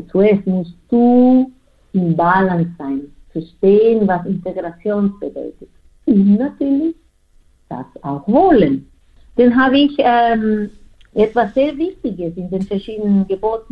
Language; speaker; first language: German; non-native, fluent; Spanish